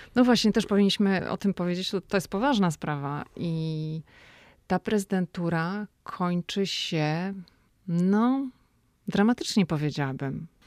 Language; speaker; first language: Polish; native; Polish